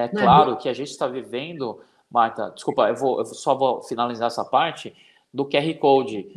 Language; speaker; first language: Portuguese; native; Portuguese